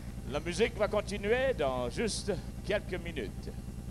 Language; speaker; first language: French; early bilingual, heritage; French